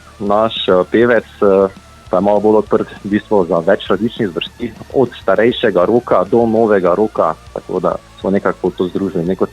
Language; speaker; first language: Slovenian; native; Slovenian